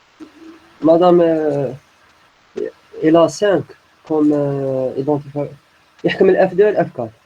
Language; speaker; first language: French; non-native, local second language; Arabic